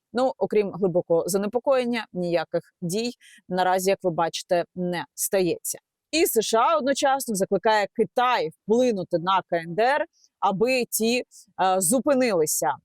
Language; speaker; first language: Ukrainian; native; Ukrainian